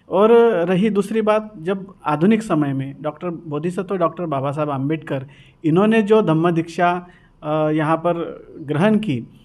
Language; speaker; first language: Hindi; non-native, local second language; Marathi